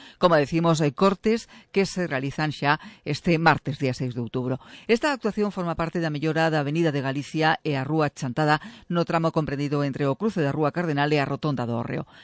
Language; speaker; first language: Galician; native; Galician